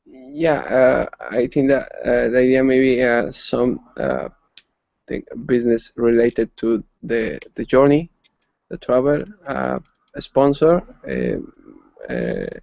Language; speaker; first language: English; non-native, learner; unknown